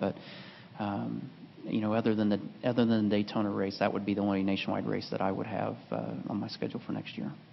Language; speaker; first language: English; native; English